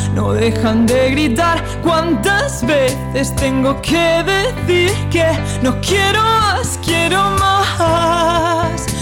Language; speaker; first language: Spanish; native; Spanish